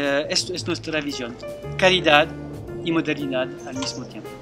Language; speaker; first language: Spanish; non-native, fluent; French